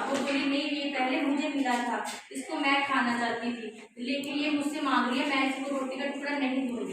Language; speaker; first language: Hindi; native; Hindi